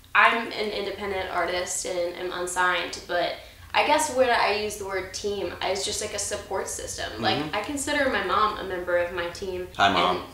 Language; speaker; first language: English; native; English